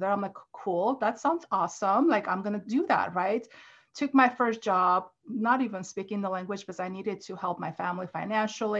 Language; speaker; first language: English; non-native, fluent; Armenian